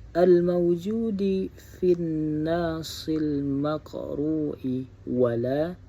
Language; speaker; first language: Arabic; non-native, learner; Indonesian